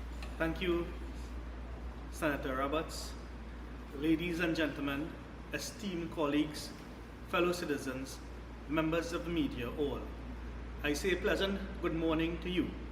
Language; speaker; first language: English; native; English